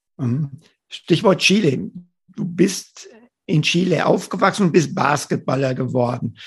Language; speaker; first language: German; native; German